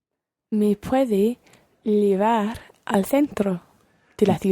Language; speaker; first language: Spanish; non-native, learner; English